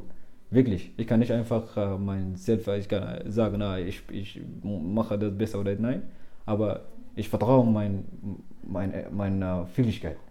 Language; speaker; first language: German; non-native, learner; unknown